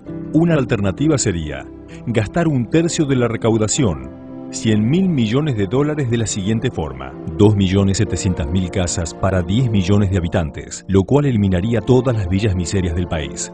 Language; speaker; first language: Spanish; native; Spanish